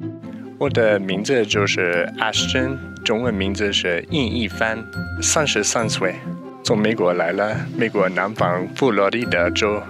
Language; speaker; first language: Chinese; non-native, learner; English